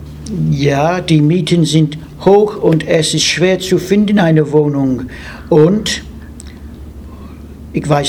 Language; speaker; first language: German; non-native, learner; English